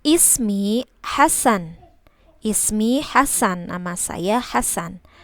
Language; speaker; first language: Arabic; non-native, learner; Indonesian